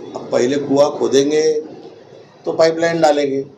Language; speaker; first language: Hindi; non-native, local second language; Marathi